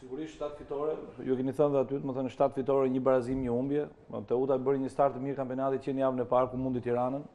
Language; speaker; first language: Albanian; native; Albanian